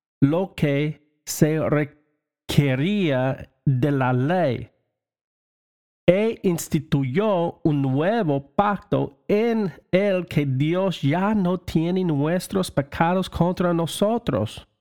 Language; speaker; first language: Spanish; non-native, learner; English